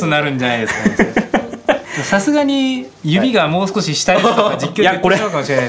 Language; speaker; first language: Japanese; native; Japanese